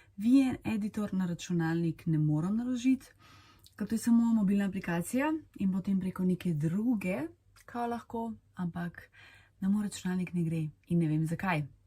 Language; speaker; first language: Slovenian; early bilingual, other home language; Serbian